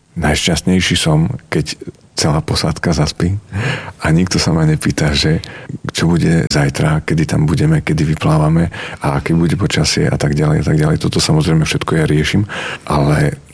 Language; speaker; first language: Slovak; non-native, local second language; Rusyn